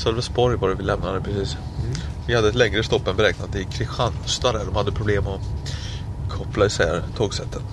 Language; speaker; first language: Swedish; native; Swedish